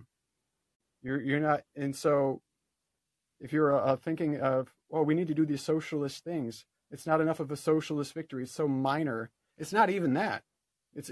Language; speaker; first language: English; native; English